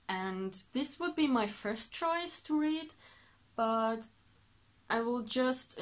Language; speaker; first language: English; non-native, fluent; Persian